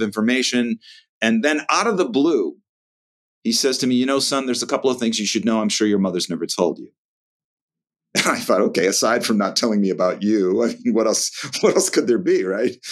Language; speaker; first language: English; native; English